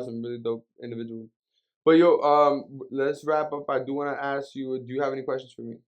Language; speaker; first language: English; native; English